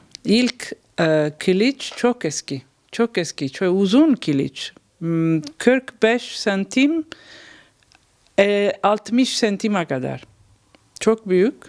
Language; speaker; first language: Turkish; non-native, learner; Italian